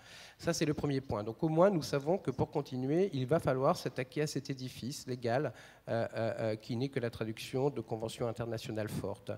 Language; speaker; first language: French; native; French